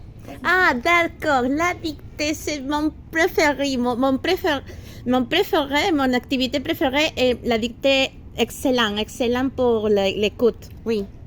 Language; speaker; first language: French; non-native, fluent; Spanish